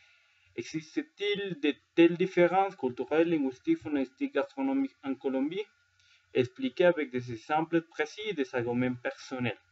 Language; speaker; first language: French; non-native, learner; Spanish